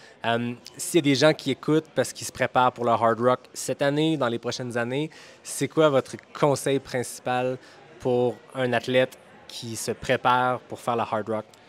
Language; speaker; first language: French; native; French